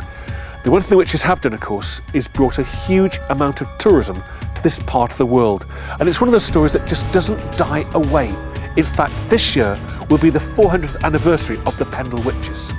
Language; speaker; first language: English; native; English